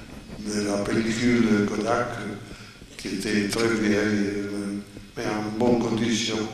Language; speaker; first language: French; non-native, fluent; Italian